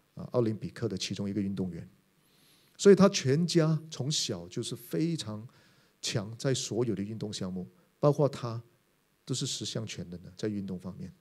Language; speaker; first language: Chinese; native; Chinese